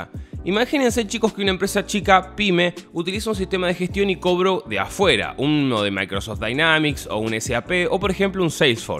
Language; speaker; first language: Spanish; native; Spanish